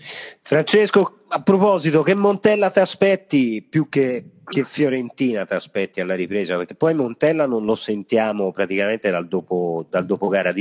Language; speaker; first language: Italian; native; Italian